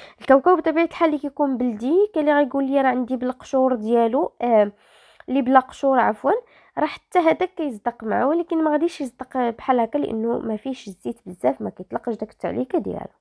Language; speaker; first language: Arabic; native; Arabic